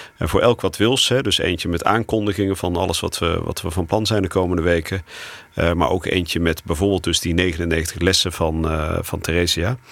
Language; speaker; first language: Dutch; native; Dutch